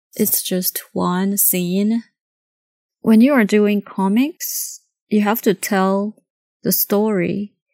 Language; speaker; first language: English; non-native, fluent; Japanese